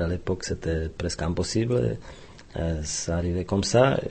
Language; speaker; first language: French; non-native, fluent; Czech